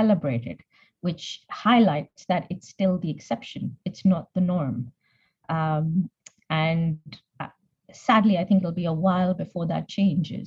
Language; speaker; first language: English; non-native, local second language; Punjabi